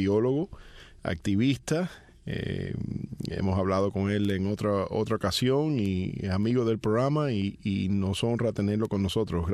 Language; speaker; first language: Spanish; early bilingual, heritage; Spanish